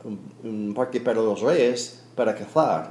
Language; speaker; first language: Spanish; non-native, fluent; English